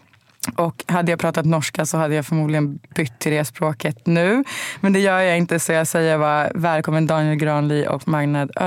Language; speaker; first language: Swedish; native; Swedish